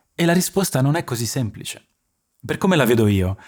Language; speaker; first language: Italian; early bilingual, other home language; French